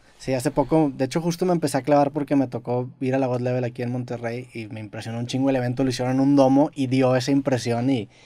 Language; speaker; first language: Spanish; native; Spanish